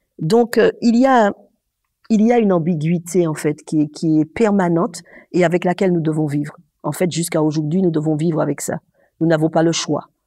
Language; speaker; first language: French; native; French